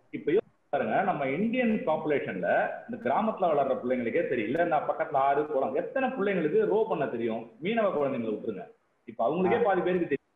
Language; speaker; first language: Tamil; native; Tamil